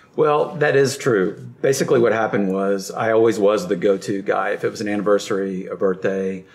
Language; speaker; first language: English; native; English